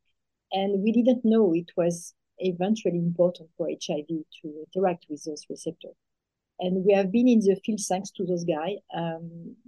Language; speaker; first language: English; non-native, fluent; French